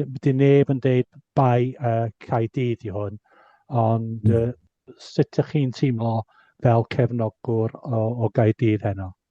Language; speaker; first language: Welsh; native; Welsh